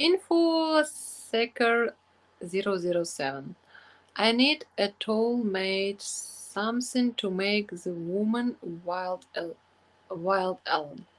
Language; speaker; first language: English; non-native, learner; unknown